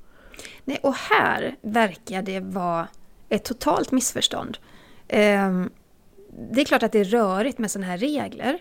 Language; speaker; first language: Swedish; native; Swedish